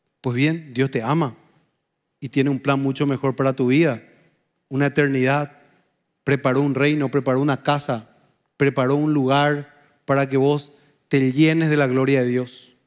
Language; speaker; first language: Spanish; native; Spanish